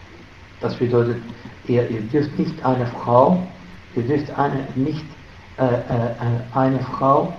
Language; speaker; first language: German; non-native, fluent; Arabic